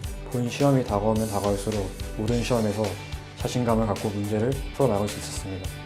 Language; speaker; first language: Korean; native; Korean